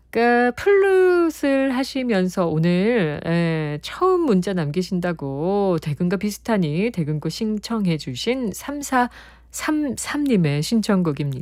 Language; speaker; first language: Korean; native; Korean